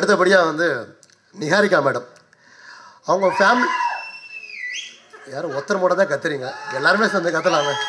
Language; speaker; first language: Tamil; native; Tamil